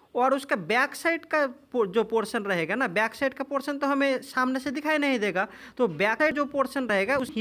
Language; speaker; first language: Hindi; non-native, local second language; Bangla